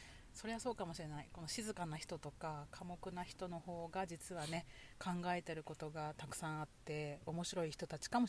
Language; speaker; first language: Japanese; native; Japanese